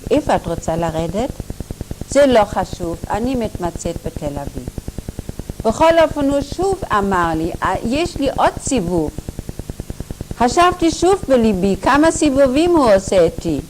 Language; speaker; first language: Hebrew; non-native, fluent; German